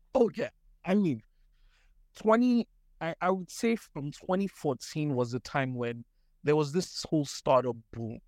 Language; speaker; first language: English; non-native, local second language; Yoruba